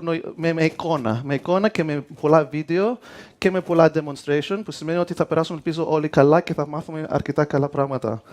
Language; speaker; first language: Greek; early bilingual, heritage; Greek